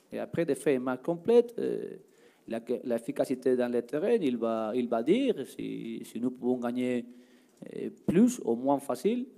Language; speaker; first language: French; non-native, learner; Spanish